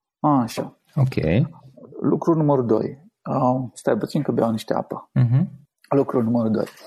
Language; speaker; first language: Romanian; native; Romanian